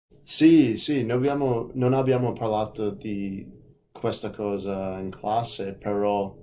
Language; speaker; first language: Italian; non-native, fluent; English